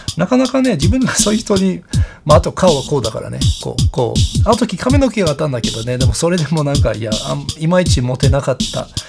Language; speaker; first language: Japanese; non-native, fluent; English